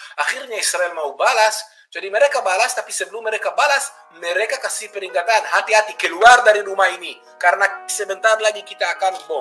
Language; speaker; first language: Indonesian; non-native, fluent; Hebrew